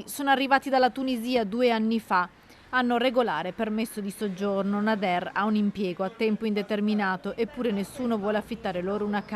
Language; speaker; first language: Italian; native; Italian